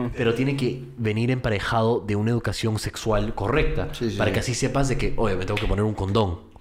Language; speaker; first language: Spanish; early bilingual, heritage; Spanish